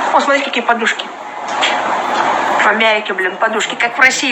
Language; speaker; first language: Russian; native; Russian